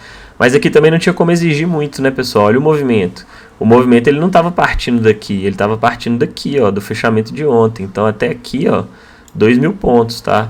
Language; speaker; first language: Portuguese; native; Portuguese